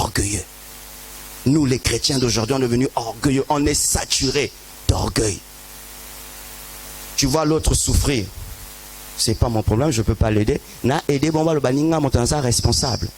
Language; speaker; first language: French; non-native, local second language; Lingala